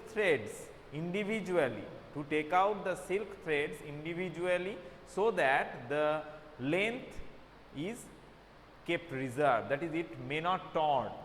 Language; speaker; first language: English; non-native, local second language; Bangla